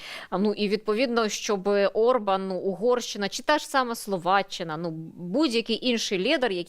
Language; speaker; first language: Ukrainian; native; Ukrainian